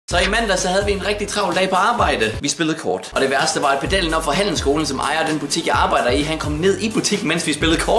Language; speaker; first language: Danish; native; Danish